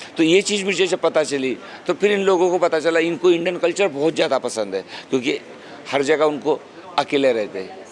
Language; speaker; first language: Hindi; non-native, local second language; Marathi